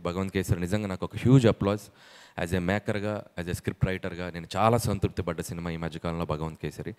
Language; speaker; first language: Telugu; native; Telugu